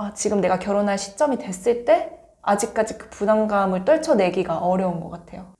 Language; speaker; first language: Korean; native; Korean